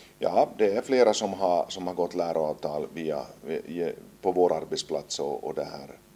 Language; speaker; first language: Swedish; native; Swedish